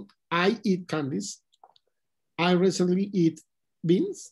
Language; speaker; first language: English; non-native, learner; Spanish